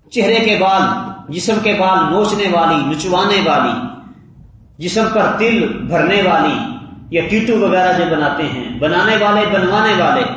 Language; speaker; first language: Urdu; native; Urdu